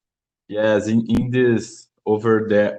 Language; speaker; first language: English; non-native, learner; Portuguese